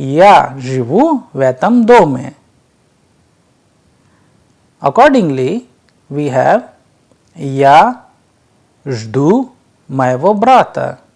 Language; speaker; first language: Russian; non-native, fluent; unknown